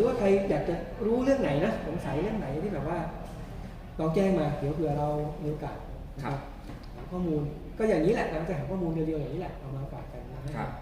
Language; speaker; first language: Thai; native; Thai